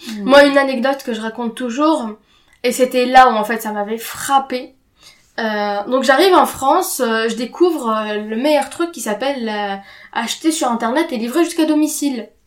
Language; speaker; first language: French; non-native, fluent; Arabic